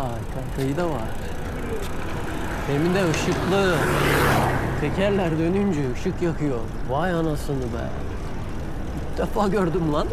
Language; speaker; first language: Turkish; native; Turkish